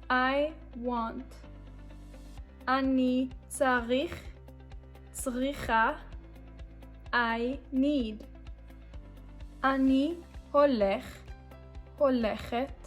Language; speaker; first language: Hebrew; non-native, fluent; English